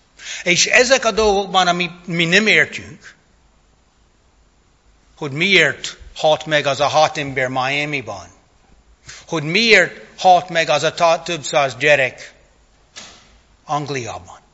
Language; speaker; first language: Hungarian; non-native, fluent; English